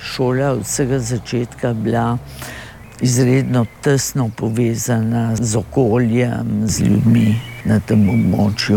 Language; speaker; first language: Slovenian; native; Slovenian